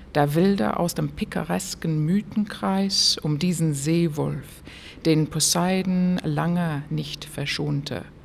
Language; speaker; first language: German; non-native, fluent; English